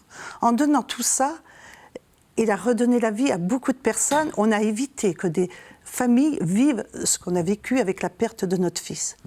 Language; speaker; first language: French; native; French